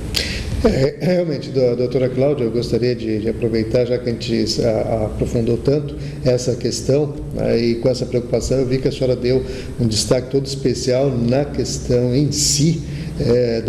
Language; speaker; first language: Portuguese; native; Portuguese